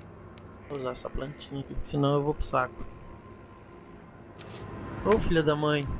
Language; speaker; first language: Portuguese; native; Portuguese